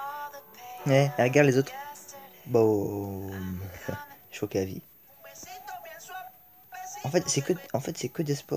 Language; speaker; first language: French; native; French